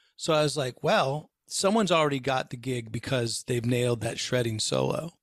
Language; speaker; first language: English; native; English